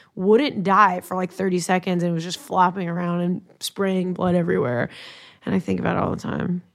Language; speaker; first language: English; native; English